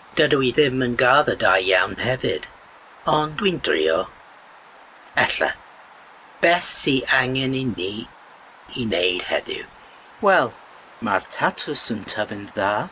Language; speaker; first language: Welsh; non-native, learner; English